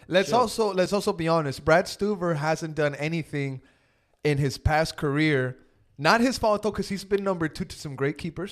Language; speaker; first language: English; early bilingual, other home language; Spanish